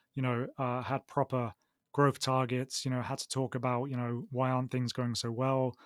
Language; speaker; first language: English; native; English